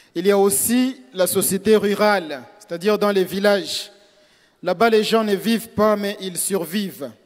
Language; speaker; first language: French; non-native, local second language; Swahili